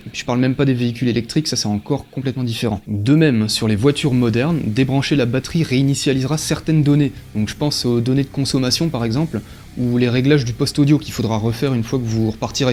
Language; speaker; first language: French; native; French